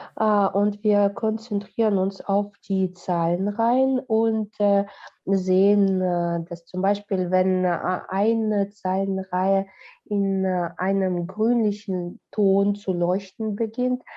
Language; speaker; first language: German; non-native, fluent; Russian